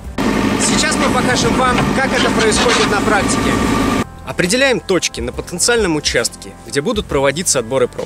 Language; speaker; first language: Russian; native; Russian